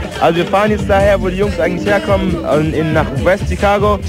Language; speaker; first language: German; native; German